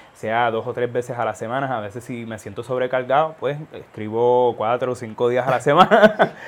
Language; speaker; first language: Spanish; early bilingual, heritage; Spanish